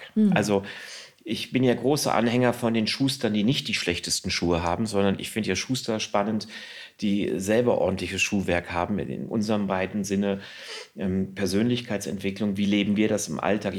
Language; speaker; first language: German; native; German